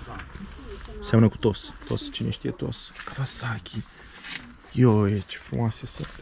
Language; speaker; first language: Romanian; native; Romanian